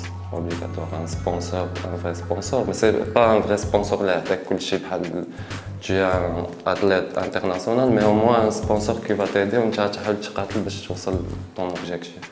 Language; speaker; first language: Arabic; native; Arabic